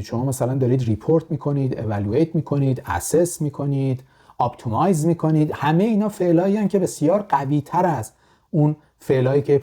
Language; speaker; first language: Persian; native; Persian